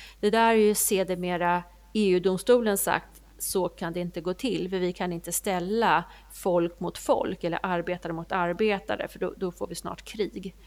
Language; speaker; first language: Swedish; native; Swedish